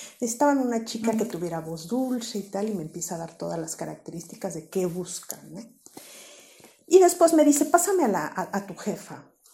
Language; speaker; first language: Spanish; native; Spanish